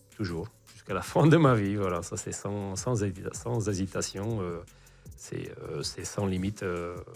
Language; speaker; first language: French; non-native, fluent; Hungarian